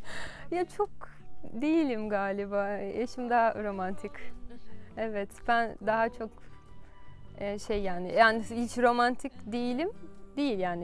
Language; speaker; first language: Turkish; non-native, fluent; Portuguese